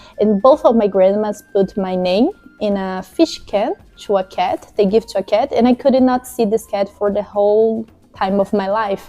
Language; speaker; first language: English; non-native, fluent; Portuguese